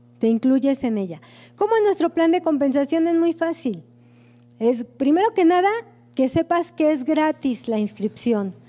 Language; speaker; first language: Spanish; native; Spanish